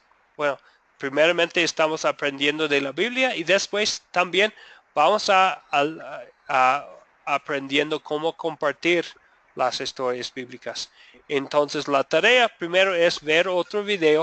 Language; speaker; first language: Spanish; non-native, fluent; English